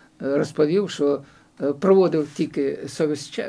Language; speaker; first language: Ukrainian; non-native, local second language; Russian